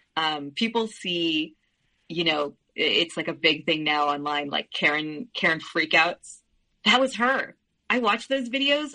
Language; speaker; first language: English; early bilingual, other home language; Spanish